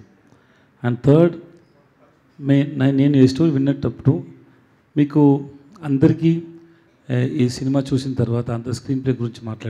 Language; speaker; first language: Telugu; non-native, learner; Tamil